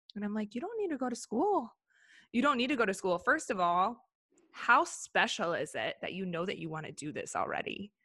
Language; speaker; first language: English; native; English